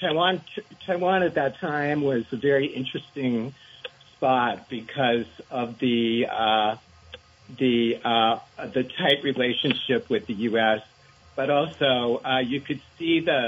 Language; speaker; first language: English; native; English